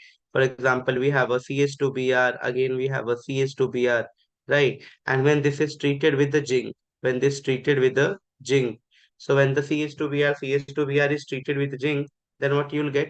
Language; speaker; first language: English; non-native, local second language; Hindi